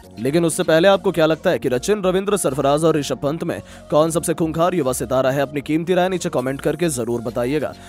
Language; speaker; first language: Hindi; native; Hindi